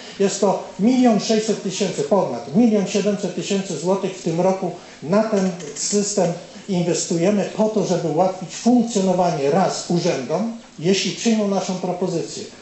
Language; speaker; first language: Polish; native; Polish